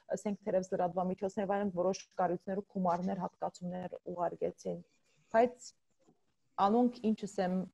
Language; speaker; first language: Armenian; early bilingual, heritage; Armenian